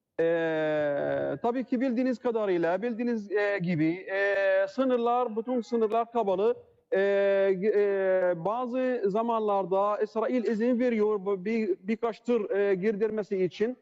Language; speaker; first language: Turkish; non-native, learner; Arabic